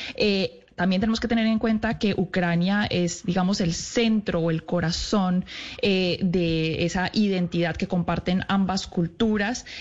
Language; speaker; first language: Spanish; native; Spanish